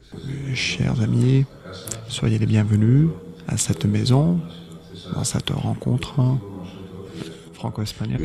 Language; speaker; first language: French; non-native, fluent; Spanish